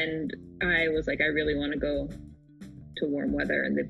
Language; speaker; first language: English; native; English